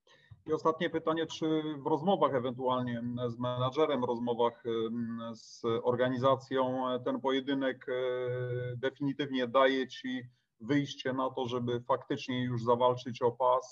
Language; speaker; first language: Polish; native; Polish